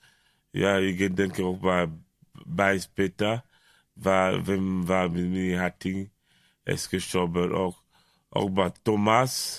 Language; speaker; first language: German; non-native, learner; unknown